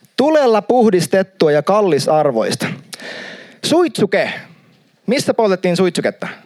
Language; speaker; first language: Finnish; native; Finnish